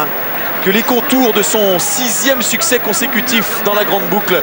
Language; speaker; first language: French; native; French